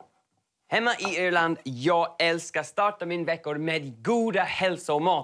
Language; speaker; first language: Swedish; non-native, learner; English